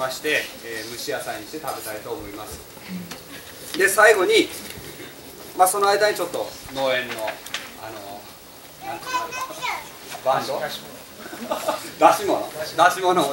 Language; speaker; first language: Japanese; native; Japanese